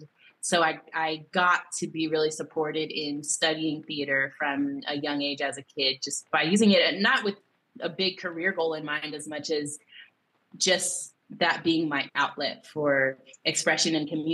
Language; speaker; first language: English; native; English